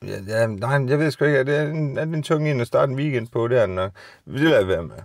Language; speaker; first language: Danish; native; Danish